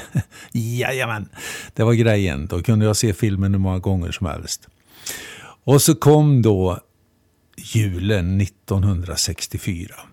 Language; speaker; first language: Swedish; native; Swedish